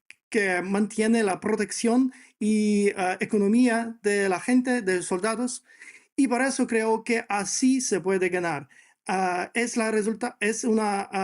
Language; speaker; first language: Spanish; non-native, fluent; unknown